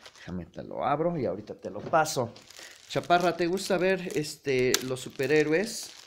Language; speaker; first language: Spanish; native; Spanish